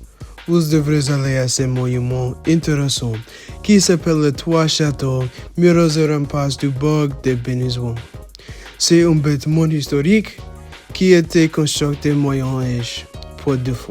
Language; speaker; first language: French; non-native, learner; English